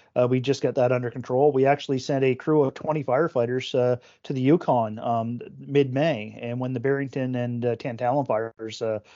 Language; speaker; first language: English; native; English